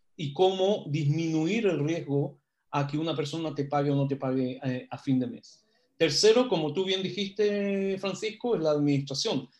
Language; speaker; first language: Spanish; non-native, fluent; Hebrew